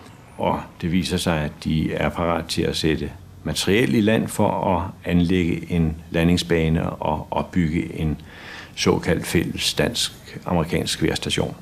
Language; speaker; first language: Danish; native; Danish